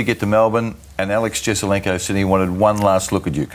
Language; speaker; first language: English; native; English